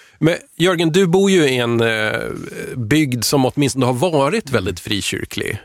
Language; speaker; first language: Swedish; native; Swedish